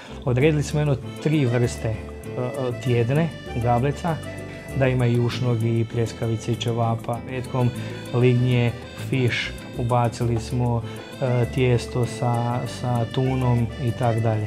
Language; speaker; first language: Croatian; native; Croatian